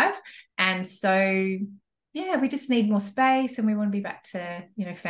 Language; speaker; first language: English; native; English